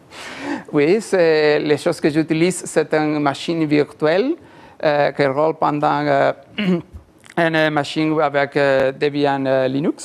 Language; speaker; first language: French; non-native, learner; Spanish